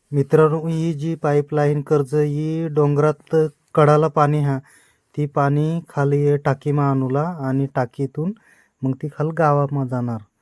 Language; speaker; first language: Marathi; non-native, local second language; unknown